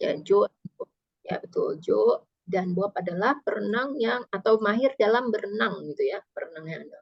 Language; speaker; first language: Indonesian; native; Indonesian